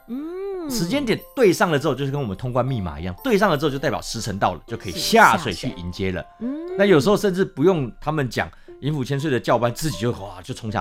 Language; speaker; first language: Chinese; native; Chinese